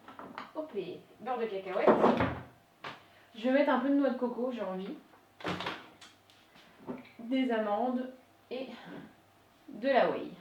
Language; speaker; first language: French; native; French